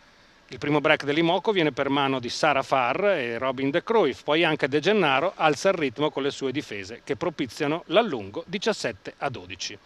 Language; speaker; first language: Italian; native; Italian